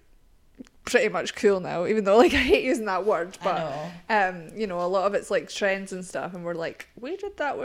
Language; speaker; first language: English; native; English